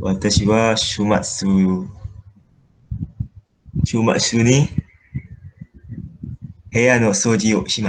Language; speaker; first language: Japanese; non-native, learner; Malay